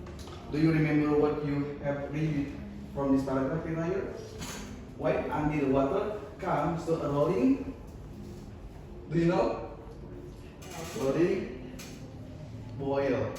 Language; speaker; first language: English; non-native, learner; Indonesian